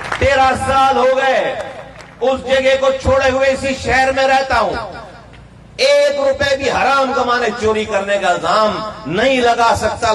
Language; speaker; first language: Urdu; native; Urdu